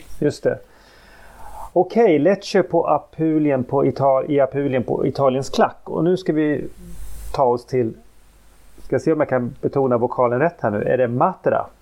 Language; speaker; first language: Swedish; native; Swedish